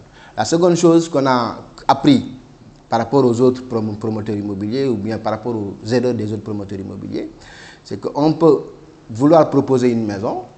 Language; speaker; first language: French; non-native, local second language; Wolof